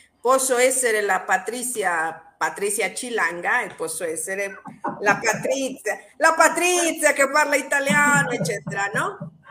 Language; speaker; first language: Italian; non-native, fluent; Spanish